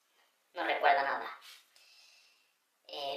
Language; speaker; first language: Spanish; native; Spanish